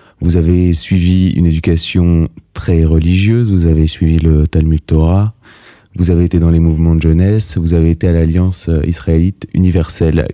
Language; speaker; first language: French; native; French